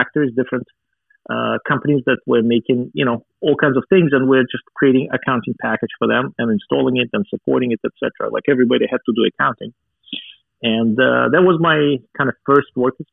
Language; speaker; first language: English; non-native, fluent; Russian